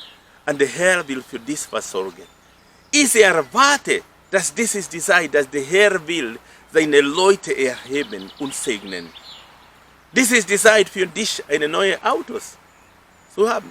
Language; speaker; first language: German; non-native, fluent; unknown